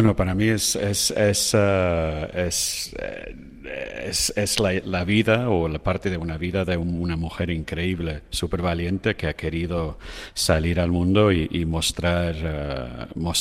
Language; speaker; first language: Spanish; non-native, fluent; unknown